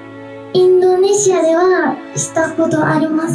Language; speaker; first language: Japanese; non-native, fluent; Indonesian